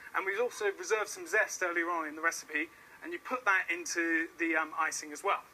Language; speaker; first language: English; native; English